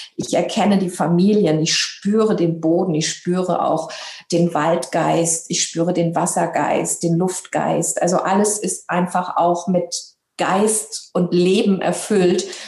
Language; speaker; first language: German; native; German